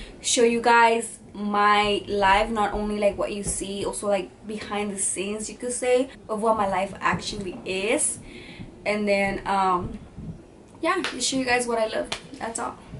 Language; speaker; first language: English; early bilingual, other home language; Spanish